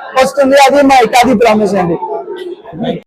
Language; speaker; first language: Telugu; native; Telugu